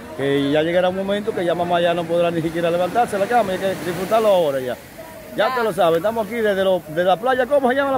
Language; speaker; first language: Spanish; native; Spanish